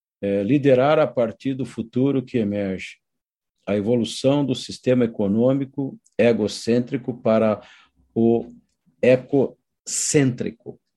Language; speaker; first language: Portuguese; native; Portuguese